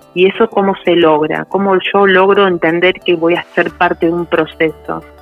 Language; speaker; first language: Spanish; native; Spanish